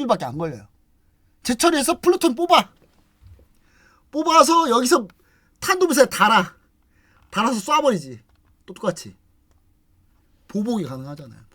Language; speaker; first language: Korean; native; Korean